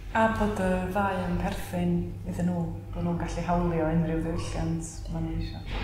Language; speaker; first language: Welsh; native; Welsh